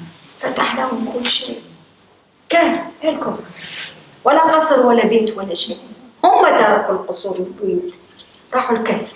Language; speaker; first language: Arabic; native; Arabic